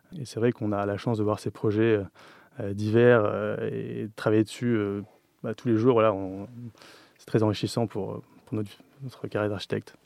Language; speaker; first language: French; native; French